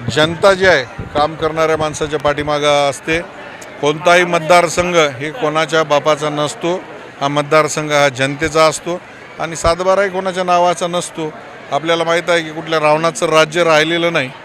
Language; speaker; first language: Marathi; native; Marathi